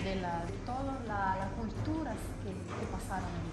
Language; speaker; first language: Spanish; non-native, fluent; Italian